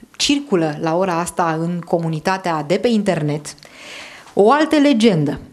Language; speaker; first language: Romanian; native; Romanian